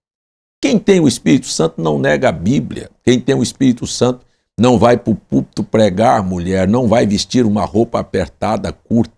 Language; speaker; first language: Portuguese; native; Portuguese